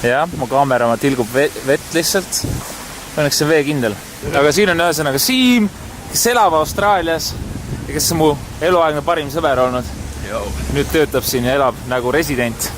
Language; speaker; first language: Estonian; native; Estonian